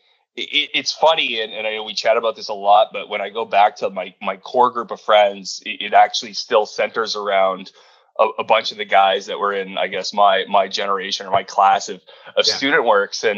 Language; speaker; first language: English; native; English